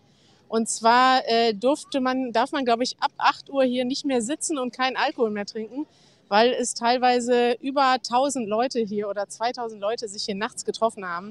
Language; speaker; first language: German; native; German